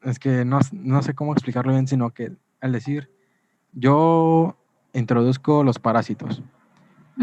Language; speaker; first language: Spanish; native; Spanish